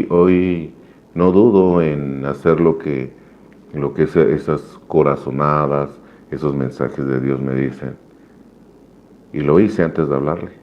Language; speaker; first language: Spanish; native; Spanish